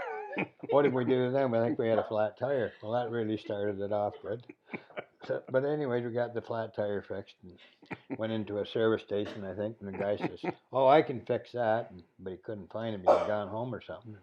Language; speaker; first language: English; native; English